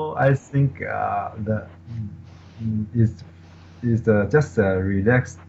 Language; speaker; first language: English; non-native, learner; Chinese